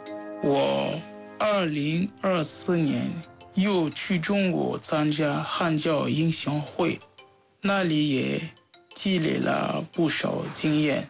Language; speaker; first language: Chinese; non-native, fluent; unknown